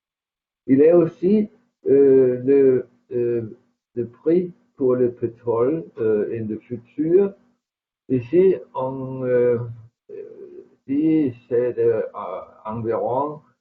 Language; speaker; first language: French; non-native, fluent; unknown